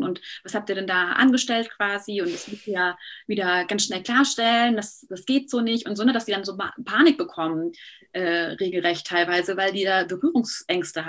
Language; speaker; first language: German; native; German